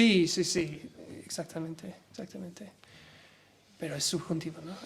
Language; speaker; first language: Spanish; non-native, learner; English